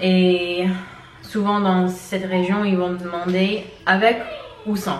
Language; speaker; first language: French; non-native, fluent; English